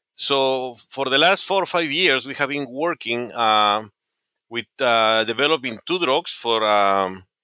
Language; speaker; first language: English; non-native, fluent; Spanish